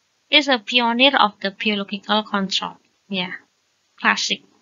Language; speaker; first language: English; non-native, learner; Indonesian